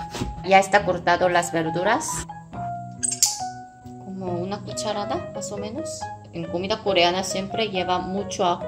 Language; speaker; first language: Spanish; non-native, fluent; Korean